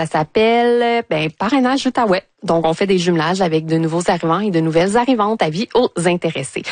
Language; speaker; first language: French; native; French